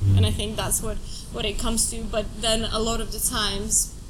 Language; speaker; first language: English; non-native, fluent; Russian